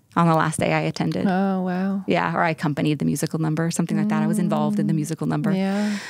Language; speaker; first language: English; native; English